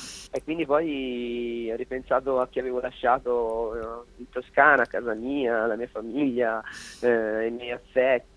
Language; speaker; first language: Italian; native; Italian